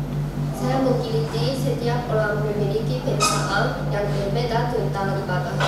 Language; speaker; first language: Indonesian; non-native, learner; Japanese